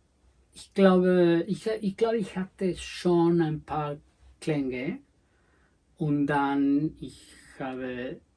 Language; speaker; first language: German; non-native, learner; Spanish